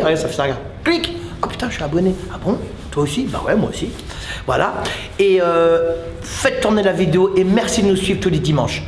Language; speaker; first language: French; native; French